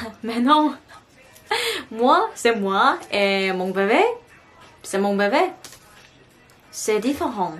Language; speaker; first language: French; non-native, learner; Korean